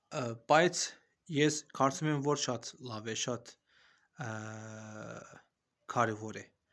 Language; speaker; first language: Armenian; non-native, learner; Azerbaijani